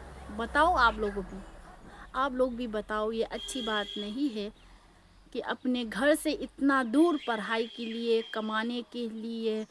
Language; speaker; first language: Hindi; non-native, local second language; Manipuri